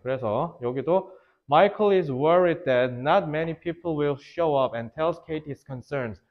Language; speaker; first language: English; non-native, fluent; Korean